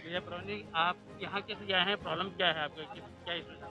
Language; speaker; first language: Hindi; native; Hindi